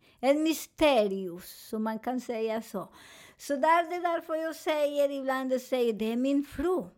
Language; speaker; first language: Swedish; non-native, learner; Spanish